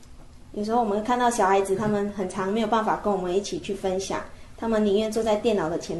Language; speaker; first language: Chinese; native; Chinese